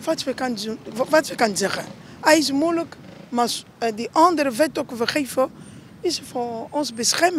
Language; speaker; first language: Dutch; non-native, learner; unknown